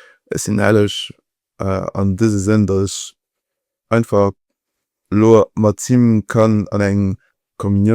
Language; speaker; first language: German; non-native, local second language; Luxembourgish